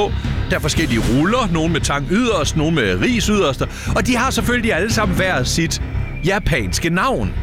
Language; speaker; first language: Danish; native; Danish